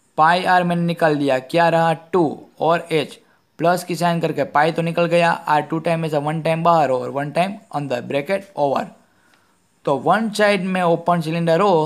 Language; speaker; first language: Hindi; non-native, local second language; Gujarati